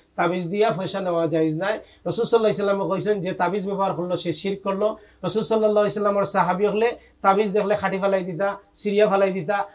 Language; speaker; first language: Bangla; native; Bangla